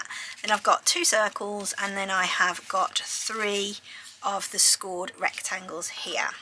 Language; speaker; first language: English; native; English